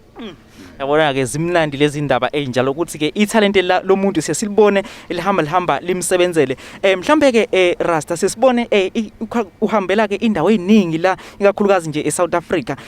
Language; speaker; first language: Zulu; native; Zulu